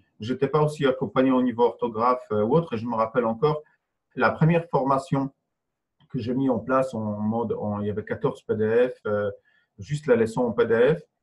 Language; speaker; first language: French; non-native, fluent; Polish